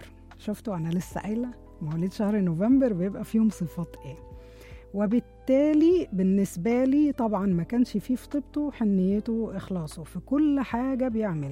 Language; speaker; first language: Arabic; native; Arabic